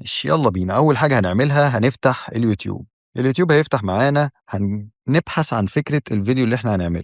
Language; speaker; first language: Arabic; native; Arabic